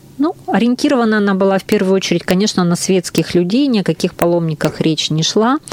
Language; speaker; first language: Russian; native; Russian